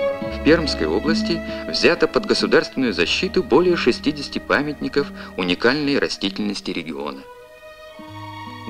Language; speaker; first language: Russian; native; Russian